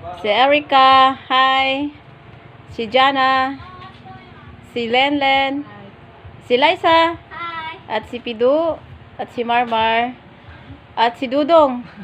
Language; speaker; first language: Filipino; native; Filipino